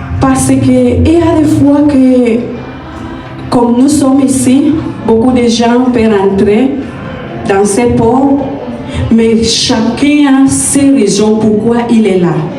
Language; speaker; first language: French; non-native, fluent; Spanish